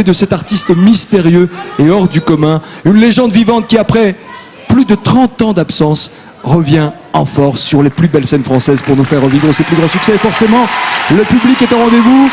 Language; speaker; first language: French; native; French